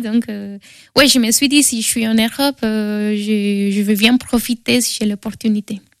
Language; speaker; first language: French; non-native, fluent; Spanish